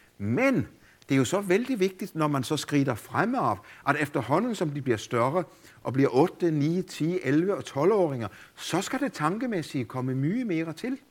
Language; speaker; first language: Danish; native; Danish